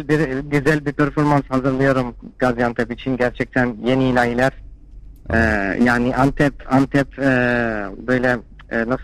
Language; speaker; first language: Turkish; non-native, fluent; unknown